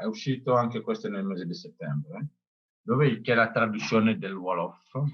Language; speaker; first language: Italian; non-native, fluent; Wolof